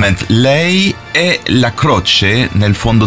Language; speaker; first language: Italian; non-native, fluent; French